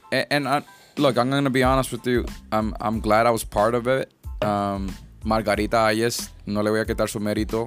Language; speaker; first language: English; early bilingual, other home language; Spanish